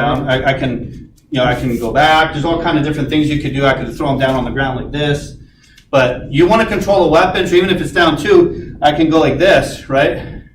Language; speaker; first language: English; native; English